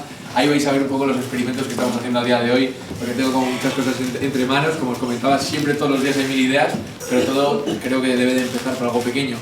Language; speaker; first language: Spanish; native; Spanish